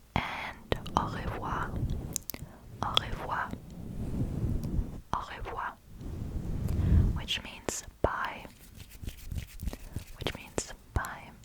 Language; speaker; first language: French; non-native, learner; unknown